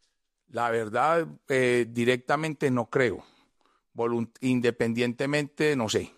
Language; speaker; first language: Spanish; native; Spanish